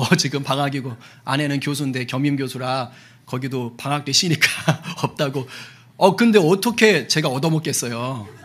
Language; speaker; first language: Korean; native; Korean